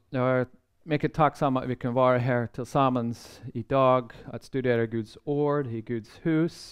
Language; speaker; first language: Swedish; non-native, fluent; English